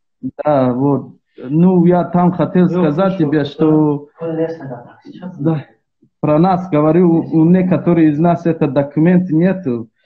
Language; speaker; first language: Russian; non-native, learner; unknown